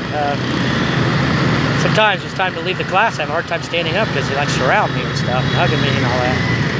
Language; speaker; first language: English; native; English